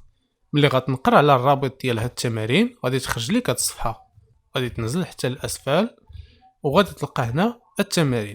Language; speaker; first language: Arabic; native; Arabic